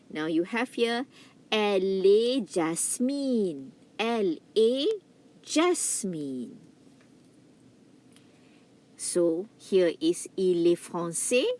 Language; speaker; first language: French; non-native, fluent; Malay